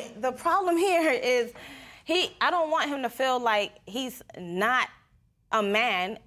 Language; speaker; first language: English; non-native, fluent; Spanish